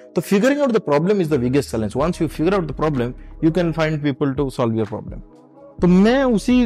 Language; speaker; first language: Hindi; non-native, local second language; Odia